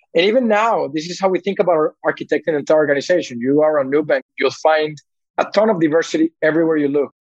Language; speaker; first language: English; early bilingual, other home language; Spanish